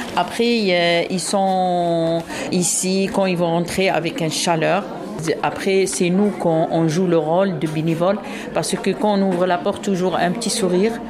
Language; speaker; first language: French; non-native, local second language; Arabic